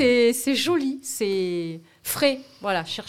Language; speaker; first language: French; native; French